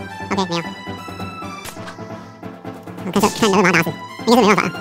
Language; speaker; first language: Chinese; native; Chinese